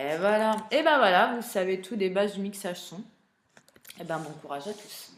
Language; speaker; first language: French; native; French